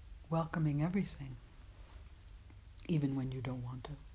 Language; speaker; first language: English; native; English